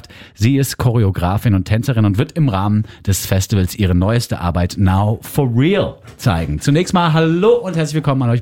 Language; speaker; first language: German; native; German